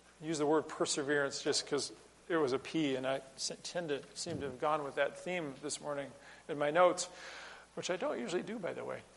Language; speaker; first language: English; native; English